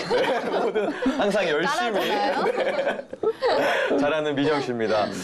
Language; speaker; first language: Korean; native; Korean